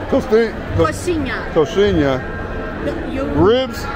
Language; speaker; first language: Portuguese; non-native, learner; English